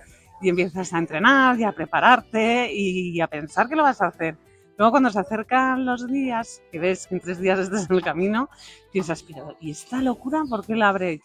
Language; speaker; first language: Spanish; native; Spanish